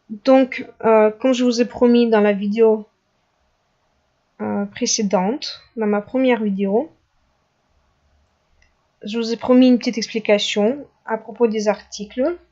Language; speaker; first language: French; non-native, fluent; Russian